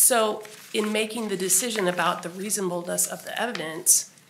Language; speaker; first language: English; native; English